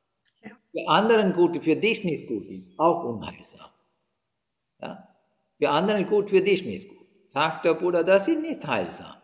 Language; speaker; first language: German; non-native, fluent; Sinhala